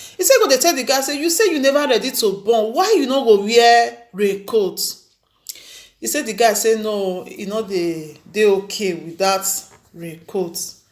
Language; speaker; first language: Nigerian Pidgin; non-native, local second language; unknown